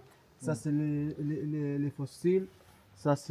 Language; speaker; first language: French; non-native, learner; Arabic